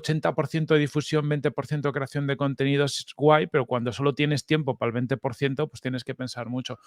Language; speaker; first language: Spanish; native; Spanish